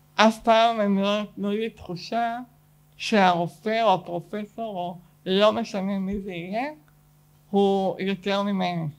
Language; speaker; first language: Hebrew; native; Hebrew